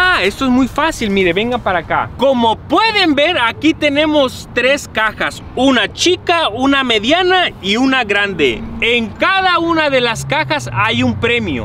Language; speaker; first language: Spanish; native; Spanish